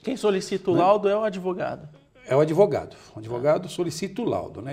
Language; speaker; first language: Portuguese; native; Portuguese